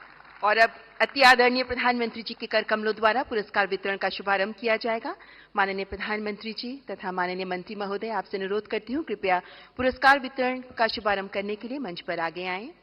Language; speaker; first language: Hindi; native; Hindi